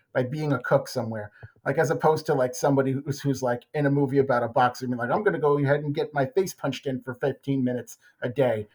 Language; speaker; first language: English; native; English